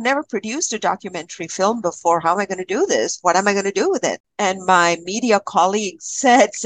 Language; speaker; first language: English; non-native, local second language; Malayalam